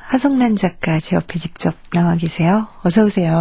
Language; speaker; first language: Korean; native; Korean